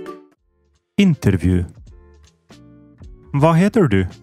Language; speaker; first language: Norwegian; non-native, fluent; Polish